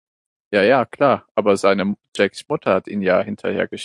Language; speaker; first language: German; native; German